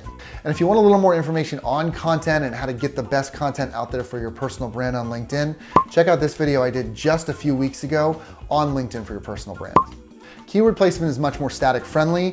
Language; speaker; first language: English; native; English